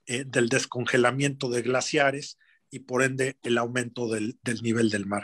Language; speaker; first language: Spanish; native; Spanish